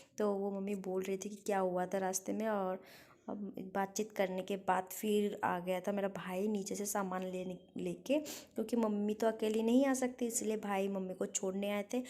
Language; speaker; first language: Hindi; non-native, local second language; Bangla